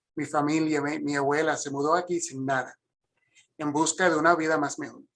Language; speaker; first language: Spanish; early bilingual, other home language; English